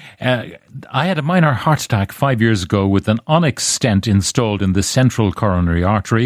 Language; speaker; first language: English; native; English